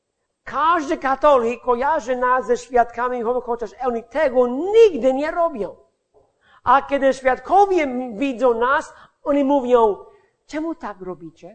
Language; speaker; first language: Polish; non-native, fluent; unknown